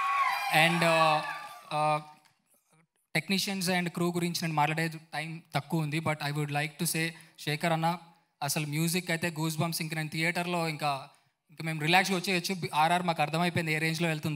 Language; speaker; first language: Telugu; native; Telugu